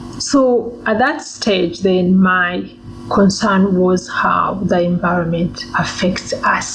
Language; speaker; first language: English; non-native, local second language; Kinyarwanda